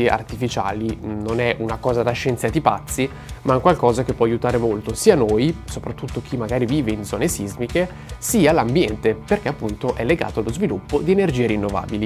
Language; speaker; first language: Italian; native; Italian